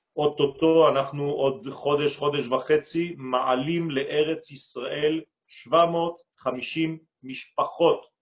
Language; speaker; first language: Hebrew; non-native, fluent; French